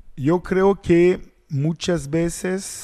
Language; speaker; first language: Spanish; non-native, learner; French